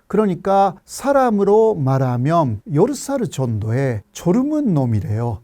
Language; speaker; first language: Korean; non-native, fluent; Japanese